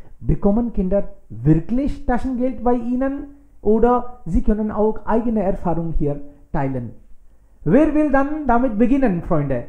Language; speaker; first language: German; non-native, fluent; Hindi